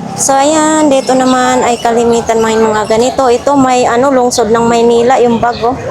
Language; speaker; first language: Filipino; non-native, local second language; Cebuano